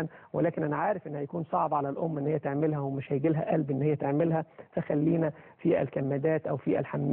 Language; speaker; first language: Arabic; native; Arabic